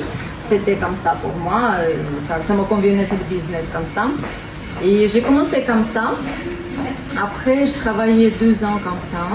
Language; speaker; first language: French; non-native, learner; Russian